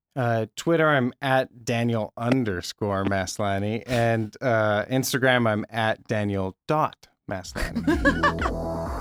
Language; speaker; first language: English; native; English